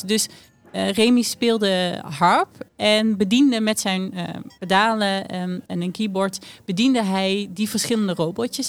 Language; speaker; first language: Dutch; native; Dutch